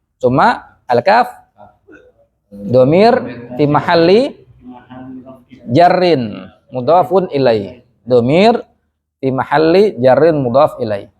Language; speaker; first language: Arabic; non-native, fluent; Indonesian